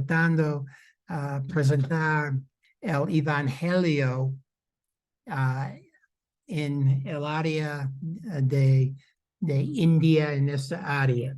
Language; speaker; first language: Spanish; non-native, fluent; English